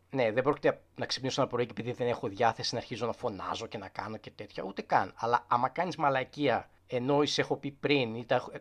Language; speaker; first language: Greek; native; Greek